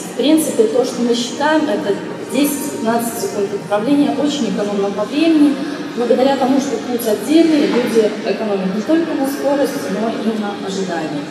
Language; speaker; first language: Russian; native; Russian